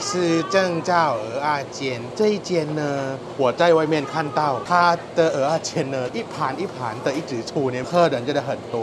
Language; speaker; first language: Chinese; non-native, fluent; Thai